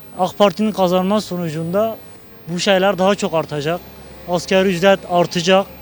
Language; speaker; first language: Turkish; non-native, local second language; Kurdish